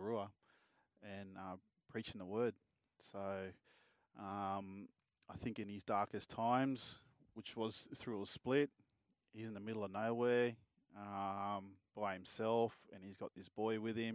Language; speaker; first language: English; native; English